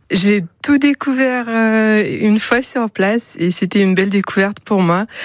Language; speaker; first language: French; non-native, fluent; Romanian